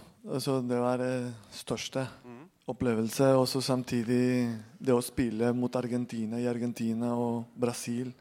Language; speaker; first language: Norwegian; non-native, fluent; Spanish